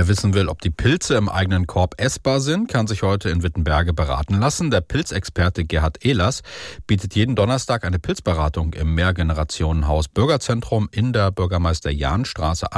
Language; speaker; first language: German; native; German